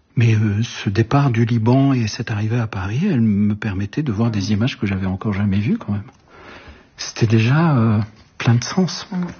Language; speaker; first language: French; early bilingual, other home language; Arabic